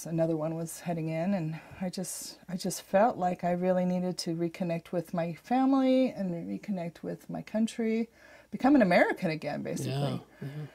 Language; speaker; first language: English; native; English